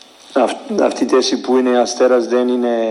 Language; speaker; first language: Greek; non-native, fluent; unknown